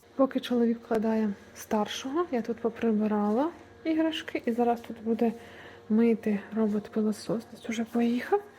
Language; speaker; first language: Ukrainian; native; Ukrainian